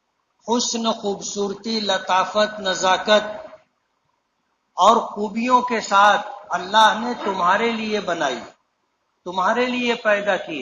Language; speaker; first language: Urdu; native; Urdu